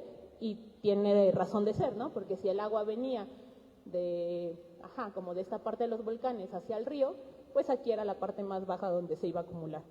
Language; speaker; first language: Spanish; native; Spanish